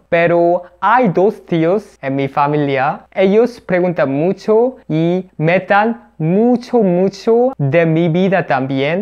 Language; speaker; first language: Spanish; non-native, learner; Korean